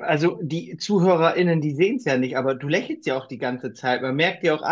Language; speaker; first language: German; native; German